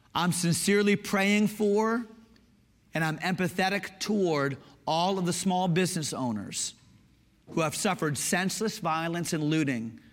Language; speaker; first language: English; native; English